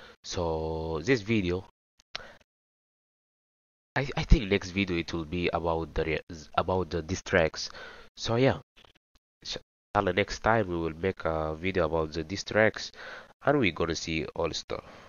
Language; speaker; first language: English; non-native, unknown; Arabic